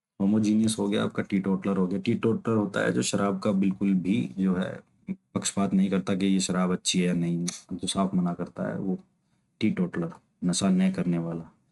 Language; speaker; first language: Hindi; native; Hindi